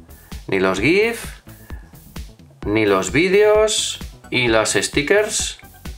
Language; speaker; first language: Spanish; native; Spanish